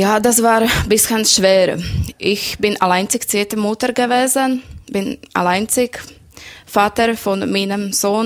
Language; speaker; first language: German; non-native, learner; Slovak